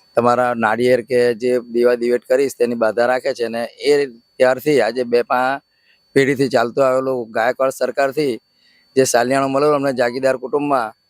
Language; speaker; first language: Gujarati; native; Gujarati